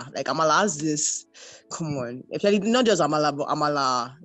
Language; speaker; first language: English; non-native, local second language; Yoruba